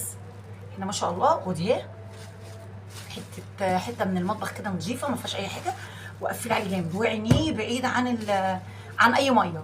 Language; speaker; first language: Arabic; native; Arabic